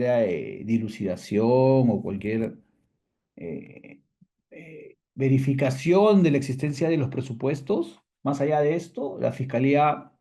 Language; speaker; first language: Spanish; native; Spanish